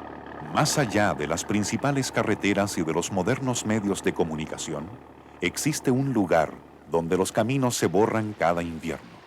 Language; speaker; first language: Spanish; native; Spanish